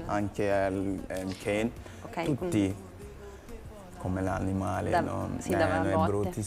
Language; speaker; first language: Italian; non-native, learner; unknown